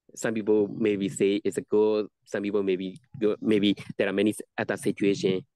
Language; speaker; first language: English; non-native, learner; Burmese